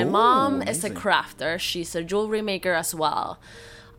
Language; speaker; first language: English; non-native, fluent; Spanish